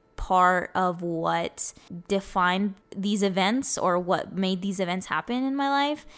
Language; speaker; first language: English; early bilingual, other home language; Spanish